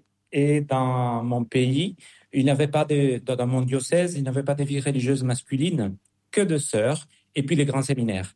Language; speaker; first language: French; non-native, fluent; Spanish